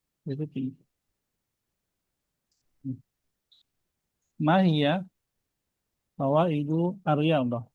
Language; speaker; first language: Arabic; non-native, fluent; Indonesian